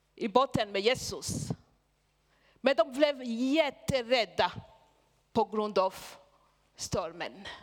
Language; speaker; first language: Swedish; non-native, fluent; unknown